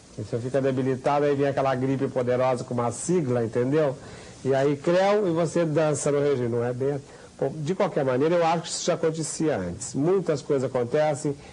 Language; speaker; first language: Portuguese; native; Portuguese